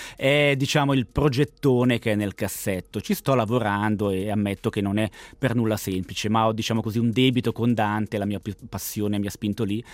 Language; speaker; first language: Italian; native; Italian